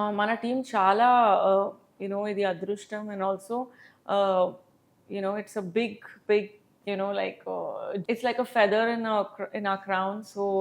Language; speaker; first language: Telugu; non-native, learner; Hindi